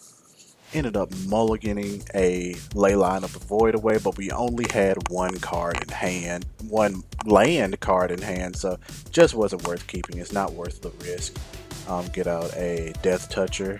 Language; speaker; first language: English; native; English